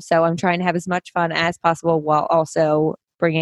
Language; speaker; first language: English; native; English